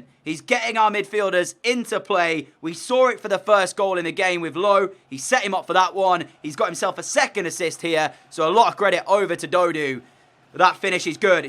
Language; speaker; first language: English; native; English